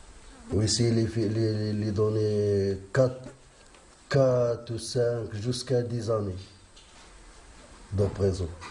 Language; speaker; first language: French; non-native, local second language; Arabic